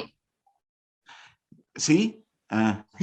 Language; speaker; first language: Spanish; non-native, fluent; Ukrainian